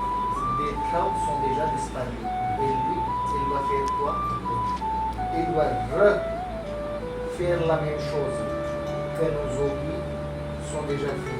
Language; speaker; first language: French; non-native, learner; Hindi